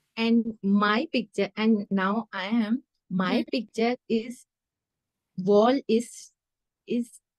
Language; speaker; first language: English; non-native, local second language; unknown